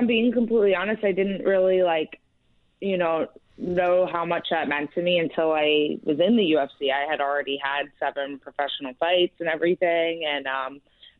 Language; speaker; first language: English; native; English